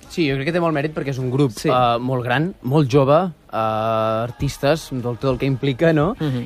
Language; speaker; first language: Catalan; native; Catalan